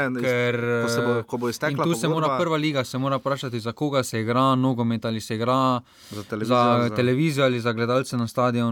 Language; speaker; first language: Slovenian; native; Slovenian